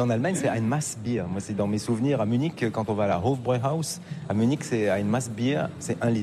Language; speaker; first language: French; native; French